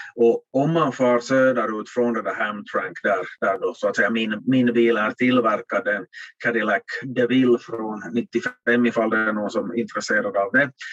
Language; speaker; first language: Swedish; native; Swedish